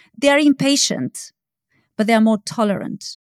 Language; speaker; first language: English; non-native, fluent; Spanish